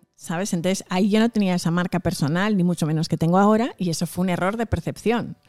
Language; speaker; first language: Spanish; early bilingual, other home language; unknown